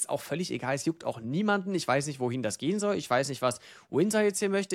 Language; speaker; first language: German; native; German